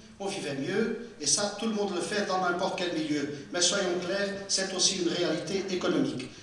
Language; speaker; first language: French; non-native, fluent; Portuguese